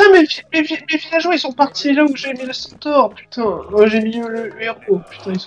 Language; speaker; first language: French; native; French